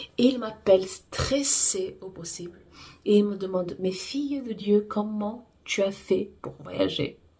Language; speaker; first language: French; non-native, fluent; Portuguese